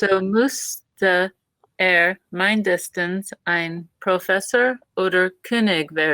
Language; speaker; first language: German; non-native, learner; English